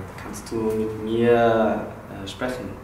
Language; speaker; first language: German; non-native, learner; English